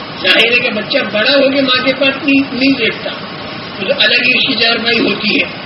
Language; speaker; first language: Urdu; non-native, local second language; Gujarati